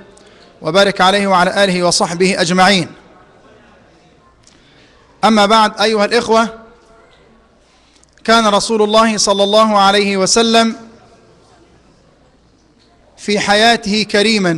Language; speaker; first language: Arabic; native; Arabic